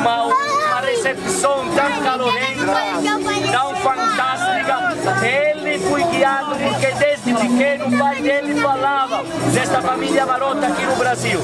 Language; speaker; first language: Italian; non-native, learner; Portuguese